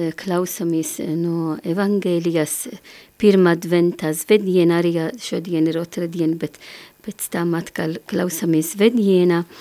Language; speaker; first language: Latvian; non-native, learner; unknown